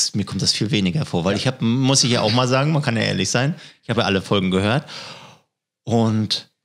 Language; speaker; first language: German; native; German